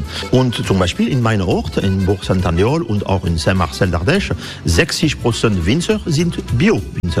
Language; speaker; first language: German; non-native, learner; French